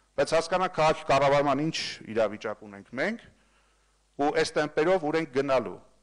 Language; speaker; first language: Armenian; native; Armenian